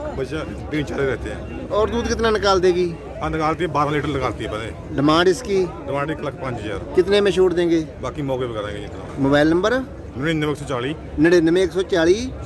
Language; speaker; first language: Hindi; non-native, local second language; Punjabi